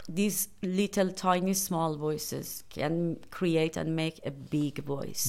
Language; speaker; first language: English; non-native, fluent; Persian